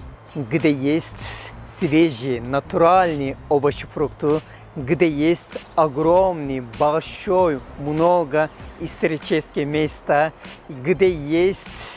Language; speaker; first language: Russian; non-native, fluent; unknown